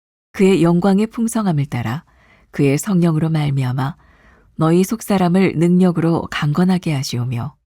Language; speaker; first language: Korean; native; Korean